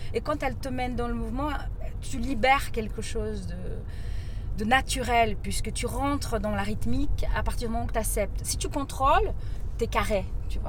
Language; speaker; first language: French; non-native, fluent; Portuguese